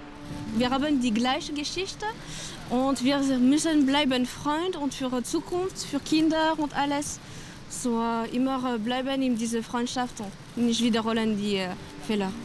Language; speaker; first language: German; non-native, learner; French